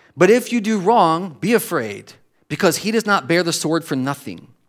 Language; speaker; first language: English; native; English